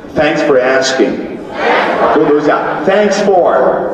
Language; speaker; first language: English; non-native, fluent; Chinese